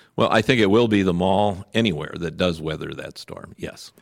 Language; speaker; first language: English; native; English